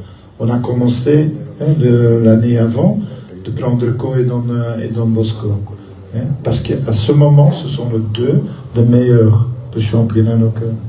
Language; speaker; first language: French; non-native, local second language; Dutch